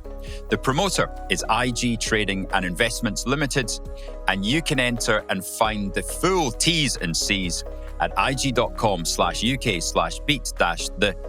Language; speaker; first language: English; native; English